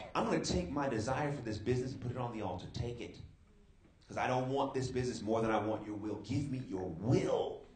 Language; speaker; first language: English; native; English